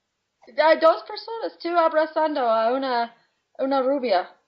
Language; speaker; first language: Spanish; non-native, fluent; English